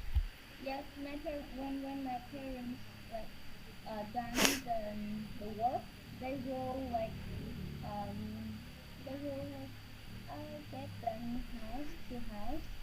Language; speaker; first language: English; non-native, learner; Vietnamese